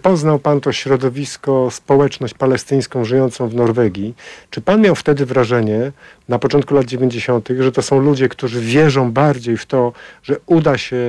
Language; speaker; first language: Polish; native; Polish